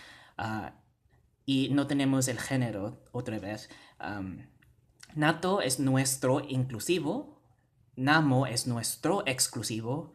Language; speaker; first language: Spanish; non-native, fluent; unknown